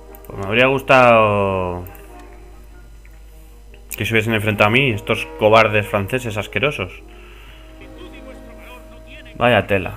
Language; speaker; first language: Spanish; native; Spanish